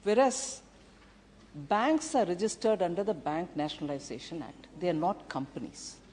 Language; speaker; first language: English; non-native, local second language; Tamil